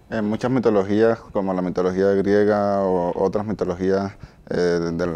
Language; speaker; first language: Spanish; native; Spanish